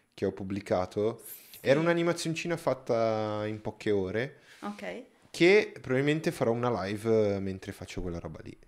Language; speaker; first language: Italian; non-native, fluent; Portuguese